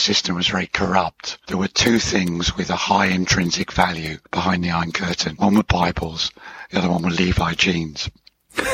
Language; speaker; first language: English; native; English